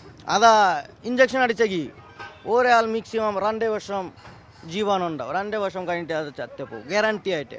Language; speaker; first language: Malayalam; non-native, local second language; Assamese